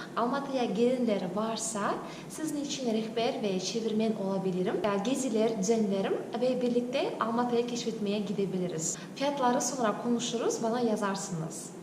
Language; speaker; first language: Turkish; non-native, fluent; Kazakh